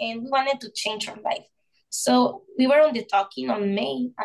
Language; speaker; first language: English; non-native, fluent; Spanish